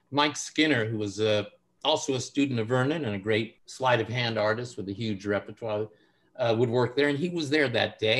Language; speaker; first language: English; native; English